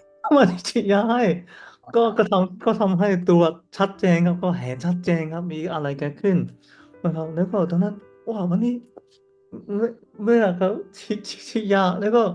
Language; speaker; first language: Thai; non-native, learner; Cantonese